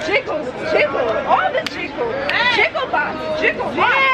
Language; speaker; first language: English; native; English